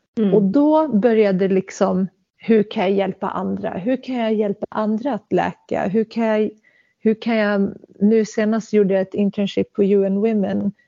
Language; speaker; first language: Swedish; early bilingual, other home language; Central Kurdish